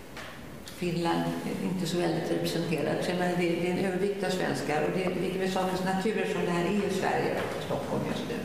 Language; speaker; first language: Swedish; native; Swedish